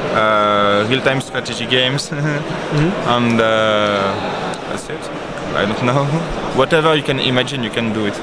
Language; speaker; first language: English; non-native, learner; French